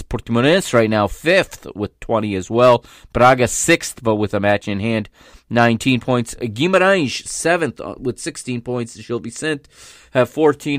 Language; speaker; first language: English; native; English